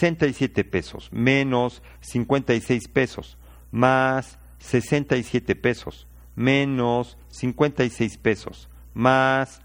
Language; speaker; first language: Spanish; native; Spanish